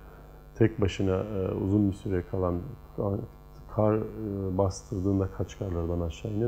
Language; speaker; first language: Turkish; native; Turkish